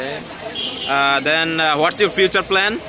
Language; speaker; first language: English; non-native, learner; Bangla